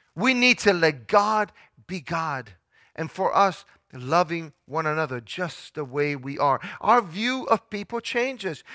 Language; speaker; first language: English; early bilingual, other home language; Italian